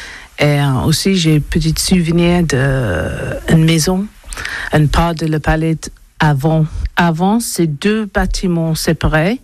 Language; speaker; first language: French; non-native, fluent; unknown